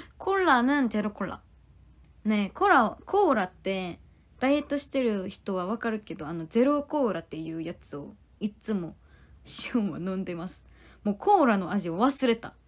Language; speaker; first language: Japanese; non-native, fluent; Korean